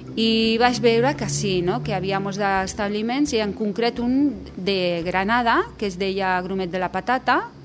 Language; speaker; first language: Catalan; non-native, local second language; Spanish